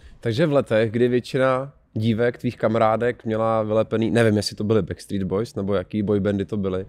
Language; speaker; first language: Czech; native; Czech